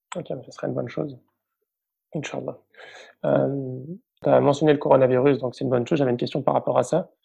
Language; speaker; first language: French; native; French